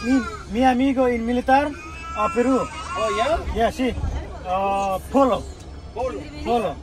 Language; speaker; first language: Spanish; non-native, learner; Nepali